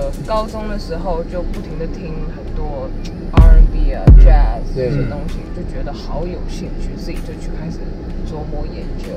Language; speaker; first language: Chinese; early bilingual, heritage; English